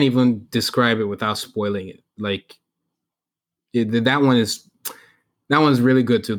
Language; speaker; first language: English; non-native, local second language; Igbo